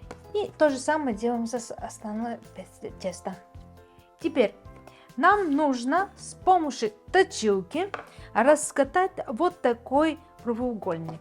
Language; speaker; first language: Russian; non-native, fluent; Bulgarian